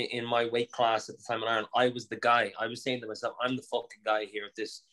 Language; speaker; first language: English; native; English